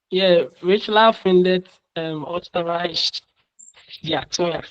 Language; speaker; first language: German; non-native, learner; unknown